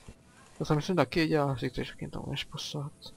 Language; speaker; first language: Czech; native; Czech